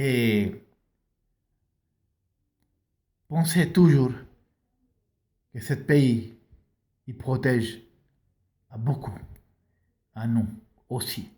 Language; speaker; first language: French; non-native, learner; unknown